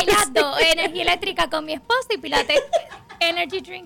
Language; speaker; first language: Spanish; native; Spanish